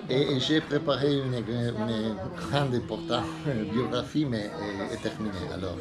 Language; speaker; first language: French; early bilingual, heritage; Italian